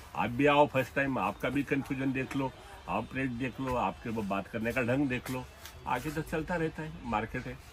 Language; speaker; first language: Hindi; non-native, local second language; Marathi